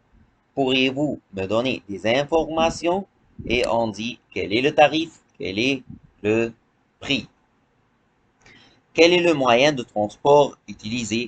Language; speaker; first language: French; non-native, fluent; Arabic